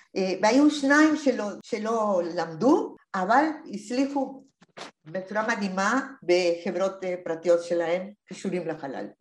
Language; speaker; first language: Hebrew; non-native, fluent; Spanish